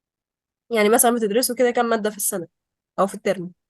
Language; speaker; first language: Arabic; native; Arabic